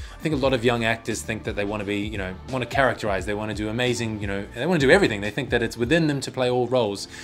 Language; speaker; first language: English; native; English